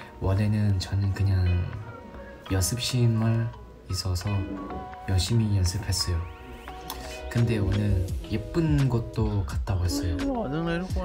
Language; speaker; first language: Korean; non-native, learner; Thai